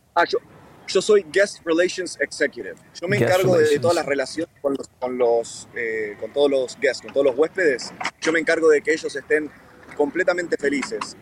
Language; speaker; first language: Spanish; native; Spanish